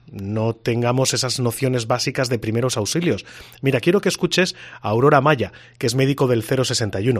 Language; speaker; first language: Spanish; native; Spanish